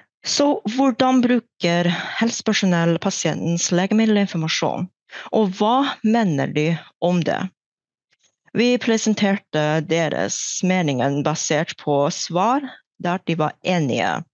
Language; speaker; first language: Norwegian; non-native, fluent; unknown